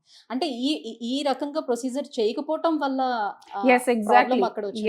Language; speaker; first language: Telugu; native; Telugu